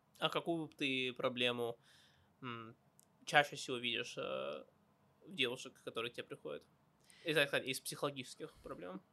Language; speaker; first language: Russian; early bilingual, heritage; Russian